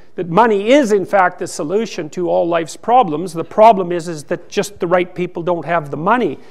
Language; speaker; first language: English; native; English